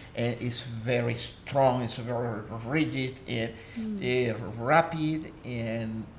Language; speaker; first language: English; non-native, fluent; Spanish